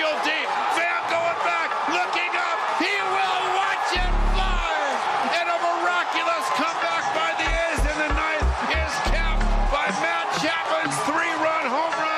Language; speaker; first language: English; native; English